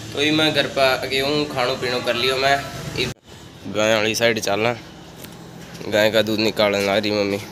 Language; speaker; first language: Hindi; non-native, local second language; Rajasthani